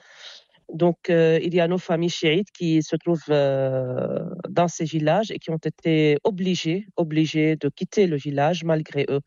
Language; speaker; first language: French; non-native, local second language; Arabic